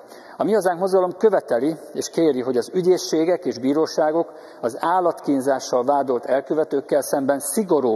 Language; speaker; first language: Hungarian; native; Hungarian